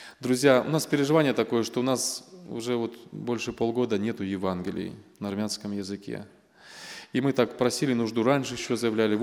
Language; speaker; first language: Russian; non-native, local second language; Armenian